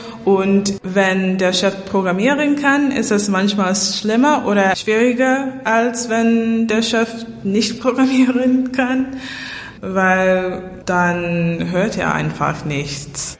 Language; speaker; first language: German; non-native, learner; English